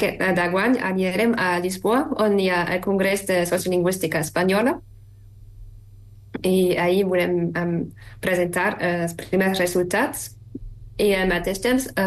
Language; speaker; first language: Catalan; non-native, fluent; German